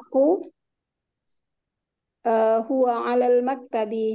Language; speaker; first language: Arabic; non-native, learner; Indonesian